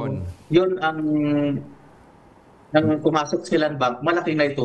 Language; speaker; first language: Filipino; native; Filipino